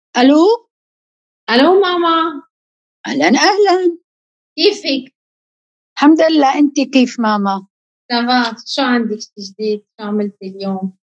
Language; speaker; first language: Arabic; native; Arabic